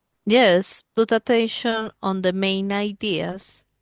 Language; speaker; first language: English; non-native, learner; Spanish